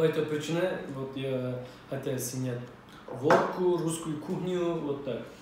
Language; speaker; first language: Russian; non-native, learner; Turkish